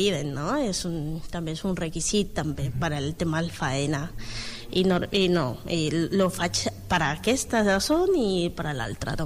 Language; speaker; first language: Catalan; non-native, learner; Spanish